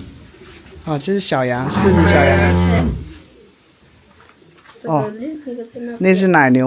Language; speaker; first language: Chinese; native; Chinese